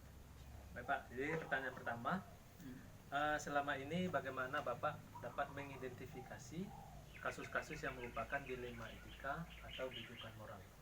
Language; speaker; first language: Indonesian; native; Indonesian